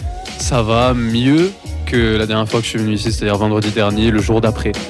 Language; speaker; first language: French; native; French